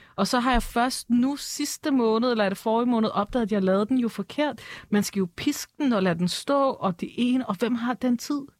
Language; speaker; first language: Danish; early bilingual, other home language; Persian